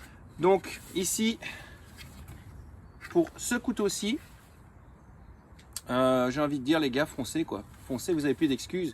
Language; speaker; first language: French; native; French